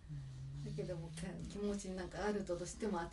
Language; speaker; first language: Japanese; native; Japanese